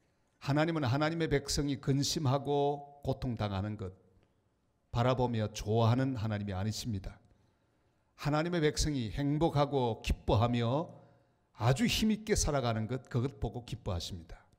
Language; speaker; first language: Korean; native; Korean